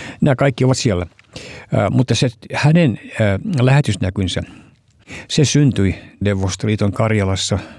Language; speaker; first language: Finnish; early bilingual, heritage; Finnish